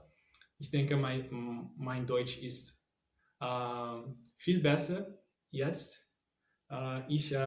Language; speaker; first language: German; non-native, learner; Portuguese